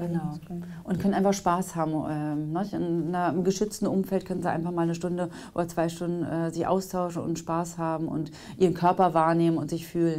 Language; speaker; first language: German; native; German